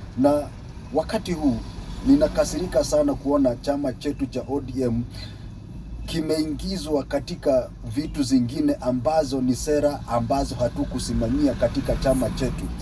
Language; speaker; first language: Swahili; non-native, local second language; Luyia